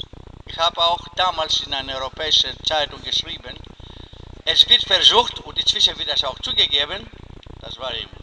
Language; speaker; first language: German; non-native, fluent; Greek